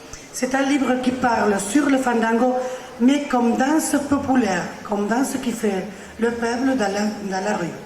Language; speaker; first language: French; non-native, learner; Spanish